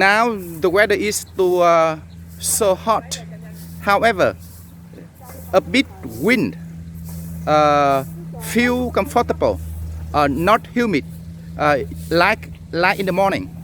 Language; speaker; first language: English; non-native, learner; Vietnamese